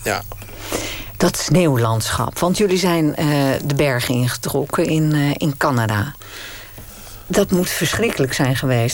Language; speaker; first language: Dutch; native; Dutch